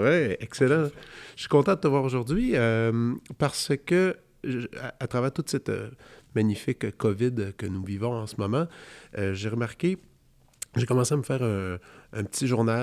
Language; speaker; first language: French; native; French